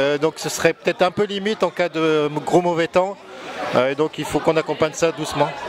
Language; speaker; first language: French; native; French